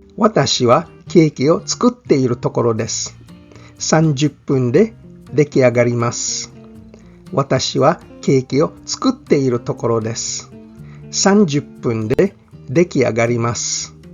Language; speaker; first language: Japanese; non-native, fluent; English